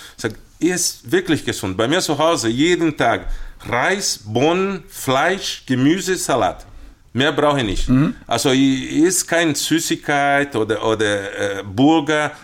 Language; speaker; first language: German; non-native, fluent; Portuguese